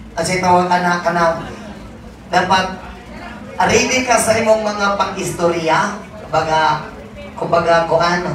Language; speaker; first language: Cebuano; non-native, local second language; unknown